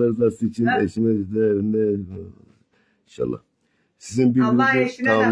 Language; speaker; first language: Turkish; native; Turkish